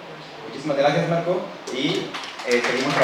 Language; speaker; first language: Spanish; native; Spanish